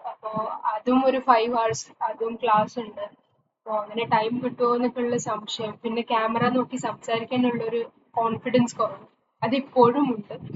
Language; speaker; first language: Malayalam; early bilingual, heritage; Malayalam